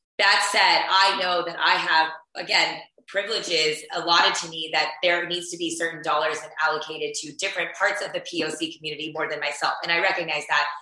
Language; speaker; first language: English; early bilingual, other home language; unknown